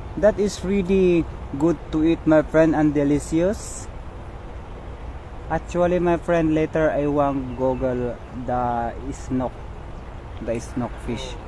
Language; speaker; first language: English; non-native, learner; Filipino